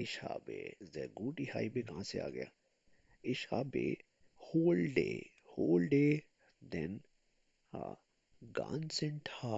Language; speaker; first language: German; non-native, fluent; Urdu